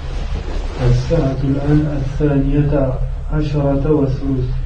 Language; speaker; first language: Arabic; non-native, learner; French